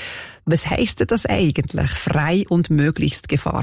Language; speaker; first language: German; native; German